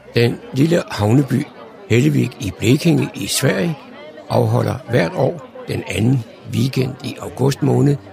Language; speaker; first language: Danish; native; Danish